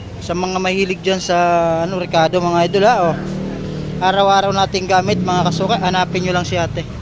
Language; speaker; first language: Filipino; native; Filipino